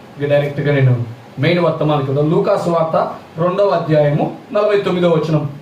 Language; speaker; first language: Telugu; non-native, local second language; Lambadi